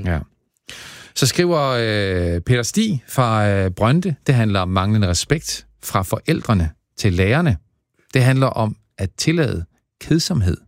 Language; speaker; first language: Danish; native; Danish